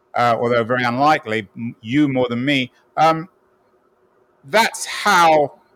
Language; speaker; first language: English; native; English